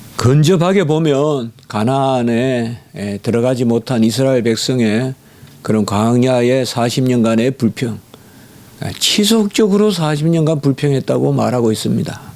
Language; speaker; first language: Korean; native; Korean